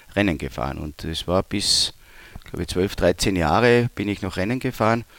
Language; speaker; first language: German; native; German